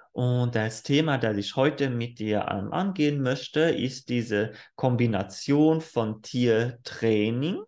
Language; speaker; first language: German; non-native, fluent; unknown